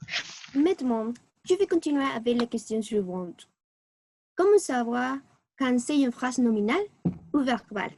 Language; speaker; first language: French; non-native, learner; Spanish